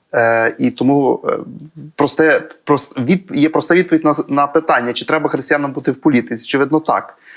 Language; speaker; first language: Ukrainian; native; Ukrainian